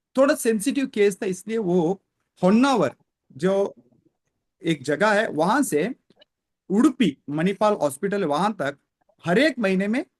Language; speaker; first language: Hindi; non-native, local second language; Kannada